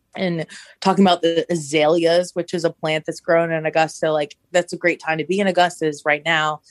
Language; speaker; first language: English; native; English